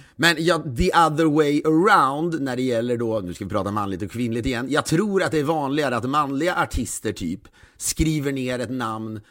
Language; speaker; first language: Swedish; native; Swedish